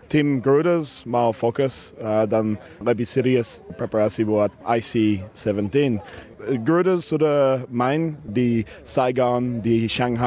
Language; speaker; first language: Indonesian; non-native, fluent; English